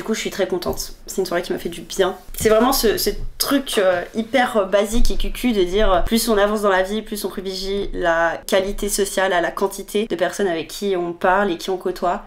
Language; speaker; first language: French; native; French